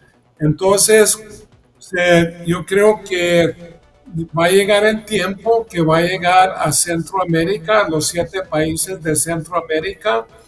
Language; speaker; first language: Spanish; early bilingual, heritage; Spanish